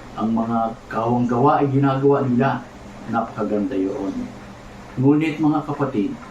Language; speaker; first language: Filipino; native; Filipino